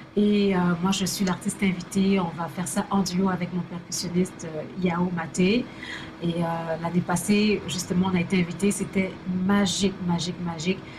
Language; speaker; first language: French; early bilingual, other home language; Haitian Creole